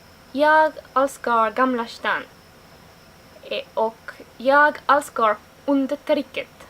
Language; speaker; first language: Swedish; non-native, learner; French